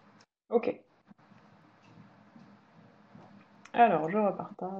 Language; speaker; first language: French; native; French